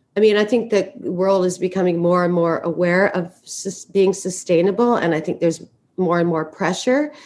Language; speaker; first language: English; native; English